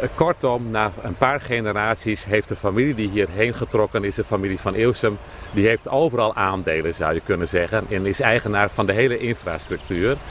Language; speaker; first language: Dutch; native; Dutch